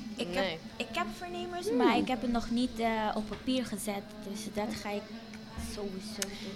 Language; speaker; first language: Dutch; non-native, fluent; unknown